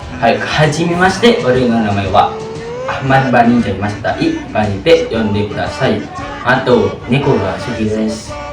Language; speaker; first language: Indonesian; native; Indonesian